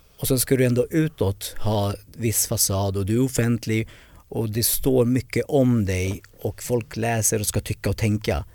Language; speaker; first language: Swedish; early bilingual, other home language; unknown